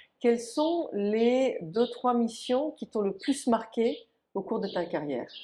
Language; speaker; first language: French; native; French